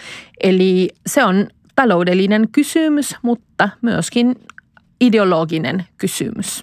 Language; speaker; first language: Finnish; non-native, fluent; Spanish